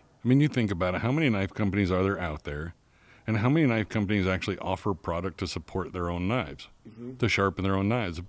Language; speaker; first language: English; native; English